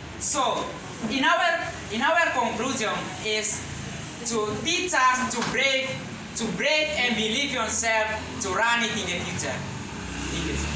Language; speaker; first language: English; non-native, learner; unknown